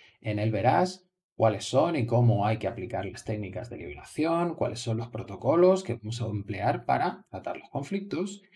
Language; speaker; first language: Spanish; native; Spanish